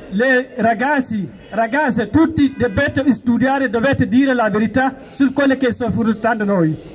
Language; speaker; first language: Italian; non-native, learner; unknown